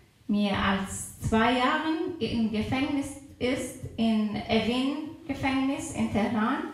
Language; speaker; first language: German; non-native, fluent; Persian